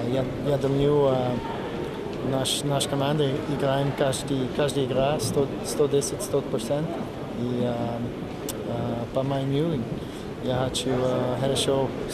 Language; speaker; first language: Russian; non-native, learner; French